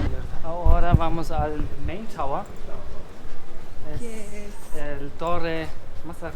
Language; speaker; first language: Spanish; non-native, learner; German